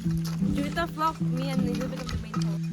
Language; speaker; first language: English; non-native, local second language; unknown